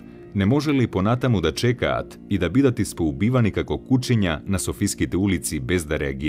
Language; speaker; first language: Macedonian; native; Macedonian